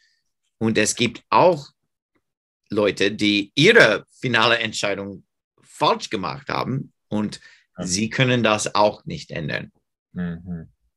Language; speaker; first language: German; non-native, fluent; English